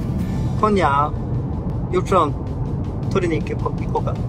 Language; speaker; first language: Japanese; non-native, fluent; Swedish